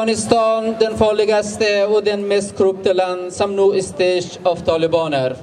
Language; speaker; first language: Swedish; non-native, fluent; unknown